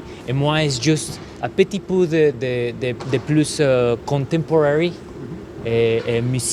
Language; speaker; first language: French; non-native, learner; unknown